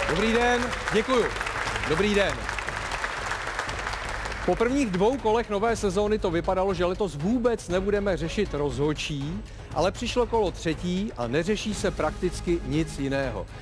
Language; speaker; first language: Czech; native; Czech